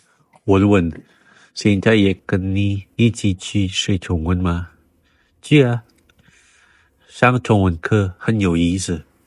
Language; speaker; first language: Chinese; non-native, learner; Indonesian